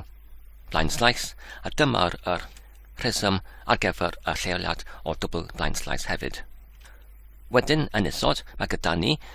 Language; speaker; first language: Welsh; non-native, fluent; English